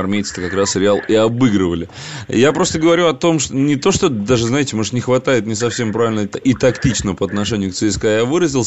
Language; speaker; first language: Russian; native; Russian